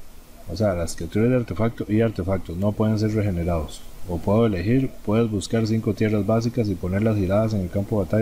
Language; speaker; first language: Spanish; native; Spanish